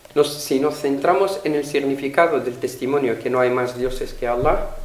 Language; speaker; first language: Spanish; non-native, fluent; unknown